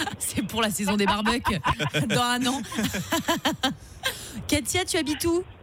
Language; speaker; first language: French; native; French